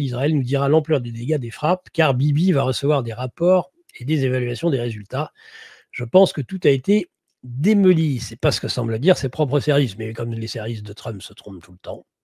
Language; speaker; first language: French; native; French